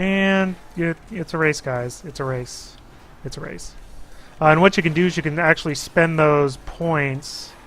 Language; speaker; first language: English; native; English